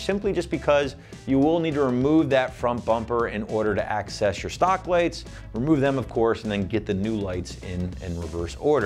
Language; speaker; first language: English; native; English